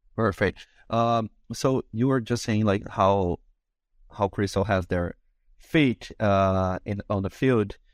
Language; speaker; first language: English; non-native, fluent; Portuguese